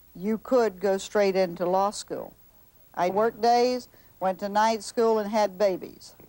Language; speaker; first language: English; native; English